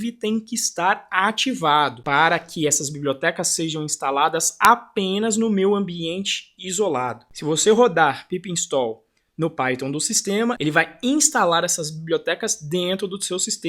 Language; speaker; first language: Portuguese; native; Portuguese